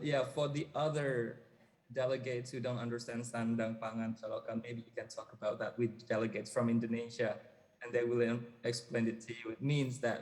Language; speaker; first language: English; non-native, fluent; Indonesian